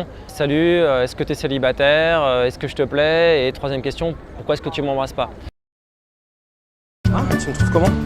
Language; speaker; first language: French; native; French